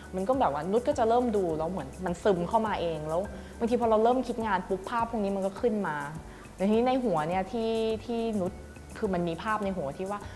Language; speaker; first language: Thai; native; Thai